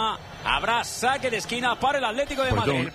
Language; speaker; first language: Spanish; native; Spanish